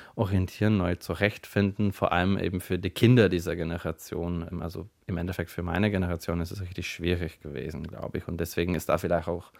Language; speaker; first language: German; non-native, fluent; Bulgarian